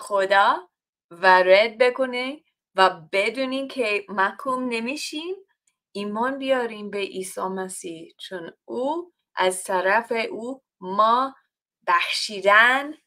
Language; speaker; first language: Persian; non-native, fluent; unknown